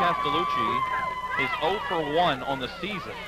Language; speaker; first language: English; native; English